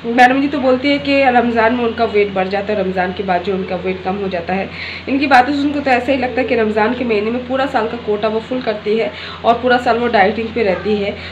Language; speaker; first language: Hindi; non-native, local second language; Bangla